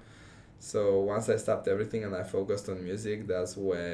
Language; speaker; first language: English; non-native, fluent; Romanian